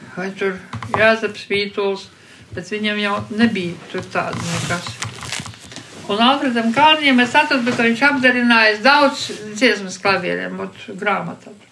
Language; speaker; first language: Latvian; non-native, local second language; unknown